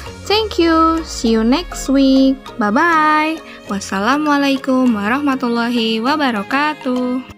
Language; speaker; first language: English; non-native, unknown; Indonesian